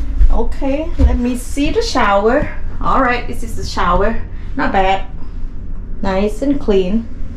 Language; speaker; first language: English; non-native, fluent; Thai